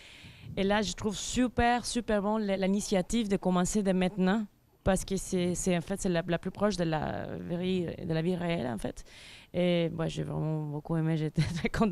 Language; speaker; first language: French; native; French